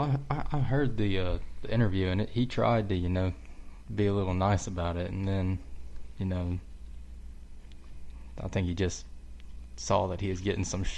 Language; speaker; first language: English; native; English